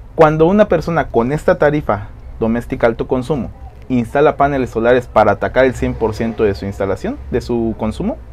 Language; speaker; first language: Spanish; native; Spanish